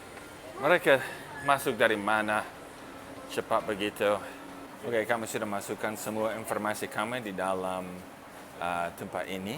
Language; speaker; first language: Indonesian; non-native, fluent; English